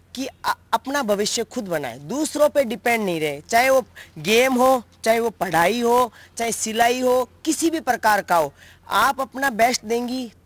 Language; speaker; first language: Hindi; native; Hindi